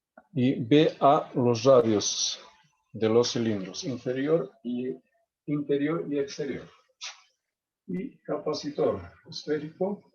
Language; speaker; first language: Spanish; native; Spanish